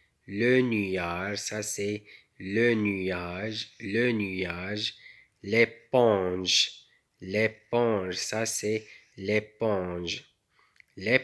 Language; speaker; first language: French; non-native, local second language; Arabic